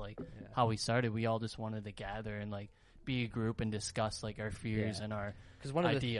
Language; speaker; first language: English; native; English